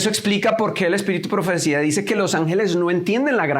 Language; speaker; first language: Spanish; native; Spanish